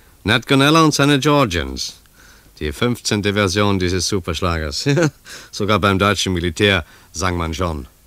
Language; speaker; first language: German; native; German